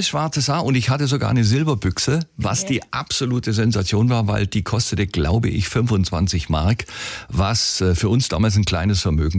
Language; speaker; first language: German; native; German